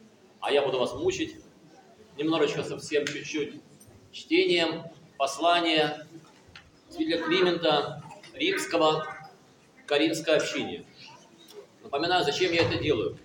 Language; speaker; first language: Russian; native; Russian